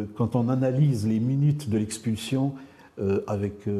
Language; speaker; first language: French; non-native, local second language; Arabic